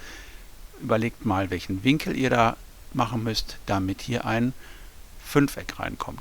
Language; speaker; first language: German; native; German